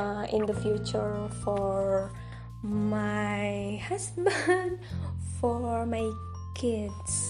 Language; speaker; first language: English; non-native, local second language; Indonesian